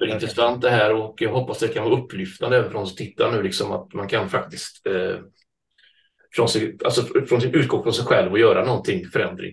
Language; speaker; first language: Swedish; native; Swedish